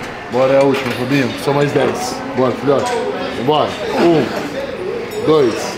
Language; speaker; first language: Portuguese; native; Portuguese